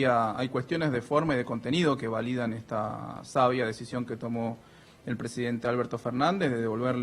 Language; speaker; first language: Spanish; native; Spanish